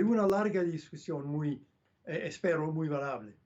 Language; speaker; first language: Spanish; non-native, fluent; English